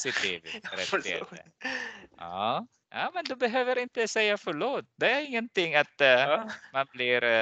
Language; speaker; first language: Swedish; non-native, fluent; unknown